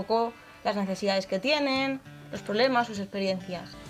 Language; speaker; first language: Spanish; native; Spanish